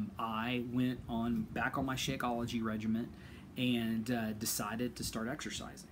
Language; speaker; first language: English; native; English